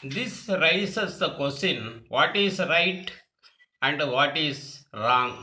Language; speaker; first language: English; non-native, local second language; Tamil